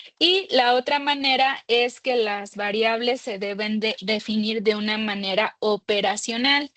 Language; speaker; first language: Spanish; native; Spanish